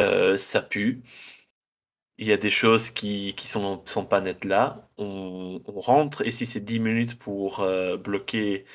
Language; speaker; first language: French; non-native, fluent; Dutch